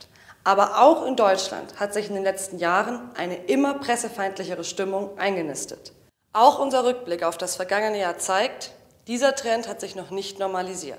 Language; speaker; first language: German; native; German